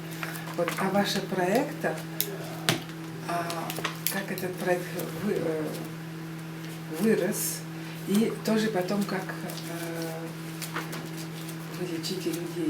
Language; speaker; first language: Russian; non-native, fluent; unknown